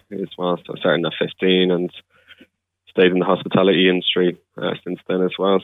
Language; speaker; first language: English; native; English